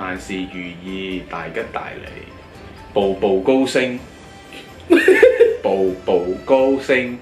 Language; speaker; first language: Chinese; native; Chinese